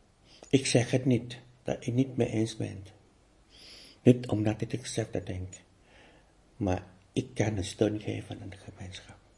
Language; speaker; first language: Dutch; non-native, fluent; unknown